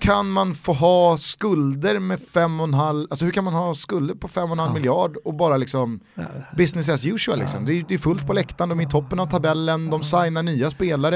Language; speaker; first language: Swedish; native; Swedish